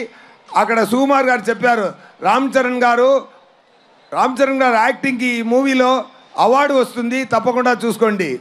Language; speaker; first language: Telugu; non-native, learner; Tamil